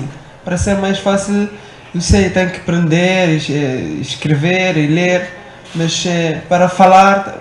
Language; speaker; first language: Portuguese; non-native, learner; Arabic